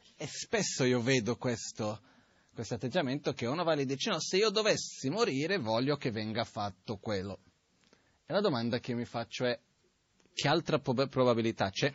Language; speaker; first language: Italian; non-native, fluent; Portuguese